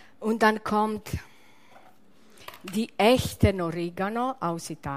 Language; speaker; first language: German; non-native, learner; Italian